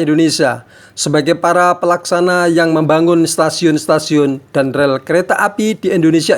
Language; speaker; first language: Indonesian; native; Indonesian